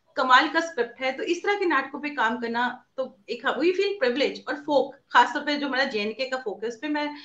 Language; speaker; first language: Hindi; native; Hindi